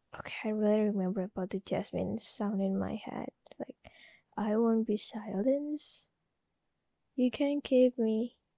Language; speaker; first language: English; non-native, learner; Indonesian